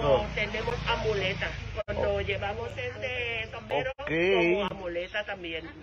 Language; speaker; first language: Spanish; non-native, learner; Thai